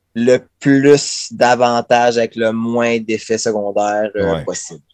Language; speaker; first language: French; native; French